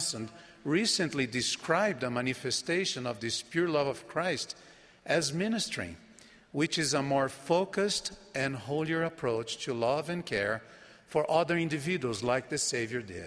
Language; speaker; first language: English; non-native, fluent; Portuguese